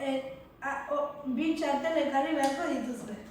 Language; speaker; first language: Basque; native; Basque